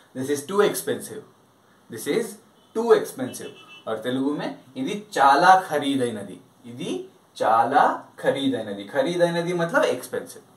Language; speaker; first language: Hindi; non-native, local second language; Telugu